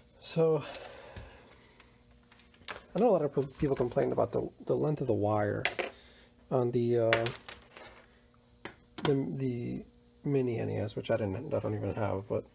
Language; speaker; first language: English; native; English